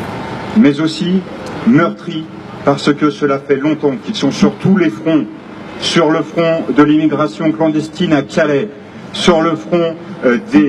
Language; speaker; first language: French; native; French